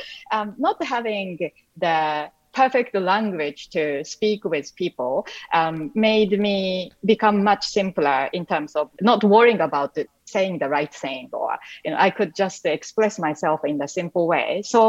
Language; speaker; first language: English; non-native, fluent; Japanese